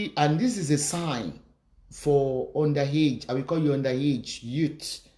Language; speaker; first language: English; non-native, local second language; Yoruba